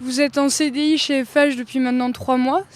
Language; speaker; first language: French; native; French